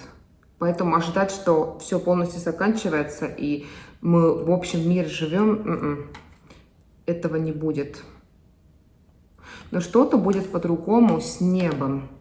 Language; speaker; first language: Russian; non-native, fluent; Estonian